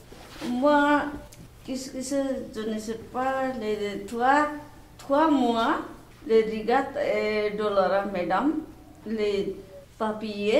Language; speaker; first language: French; non-native, learner; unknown